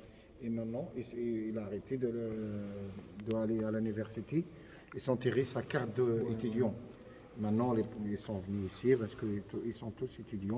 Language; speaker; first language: French; non-native, fluent; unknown